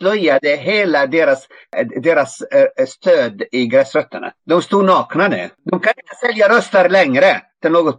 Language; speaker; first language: Swedish; non-native, fluent; Arabic